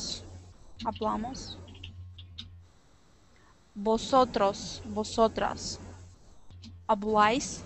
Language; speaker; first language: Spanish; non-native, learner; Russian